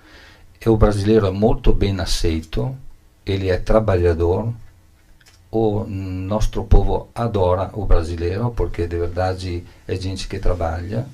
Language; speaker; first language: Portuguese; non-native, learner; Italian